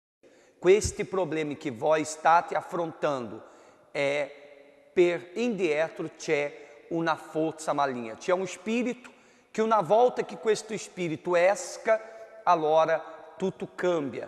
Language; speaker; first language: Italian; non-native, fluent; Portuguese